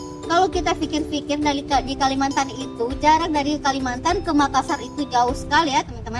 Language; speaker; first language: Indonesian; native; Indonesian